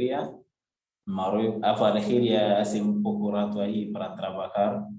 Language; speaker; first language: Spanish; non-native, learner; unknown